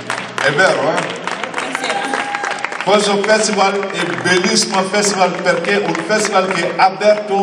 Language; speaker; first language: Italian; non-native, fluent; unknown